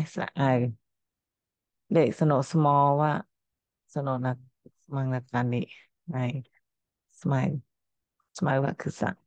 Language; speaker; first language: Japanese; non-native, fluent; Khmer